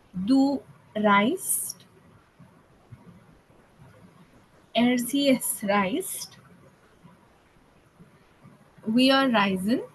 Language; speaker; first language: German; non-native, fluent; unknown